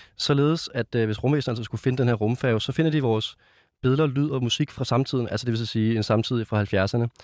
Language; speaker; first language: Danish; native; Danish